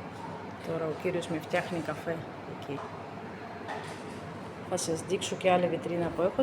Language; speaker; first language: Greek; non-native, fluent; Russian